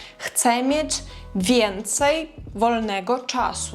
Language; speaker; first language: Polish; non-native, fluent; Ukrainian